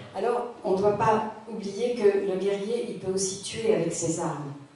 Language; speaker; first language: French; native; French